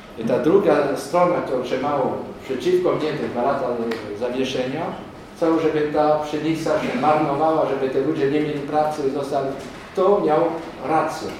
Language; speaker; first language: Polish; non-native, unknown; French